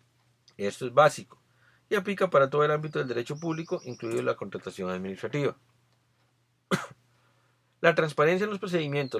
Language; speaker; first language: Spanish; native; Spanish